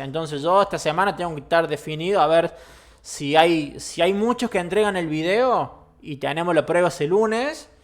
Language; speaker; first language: Spanish; native; Spanish